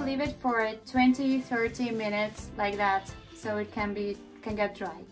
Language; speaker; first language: English; non-native, fluent; Russian